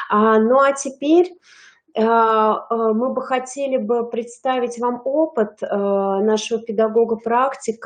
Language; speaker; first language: Russian; native; Russian